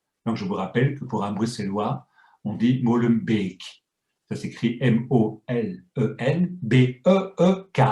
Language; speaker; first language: French; native; French